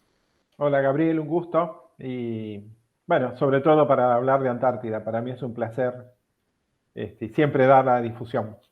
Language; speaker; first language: Spanish; native; Spanish